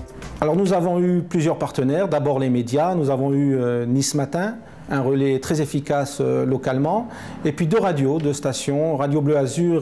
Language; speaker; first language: French; native; French